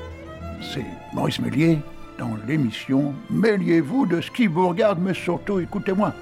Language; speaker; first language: French; native; French